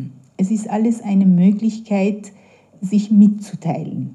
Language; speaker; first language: German; non-native, fluent; Persian